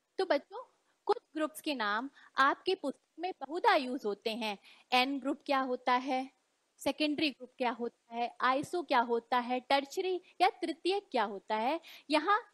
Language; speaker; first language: Hindi; native; Hindi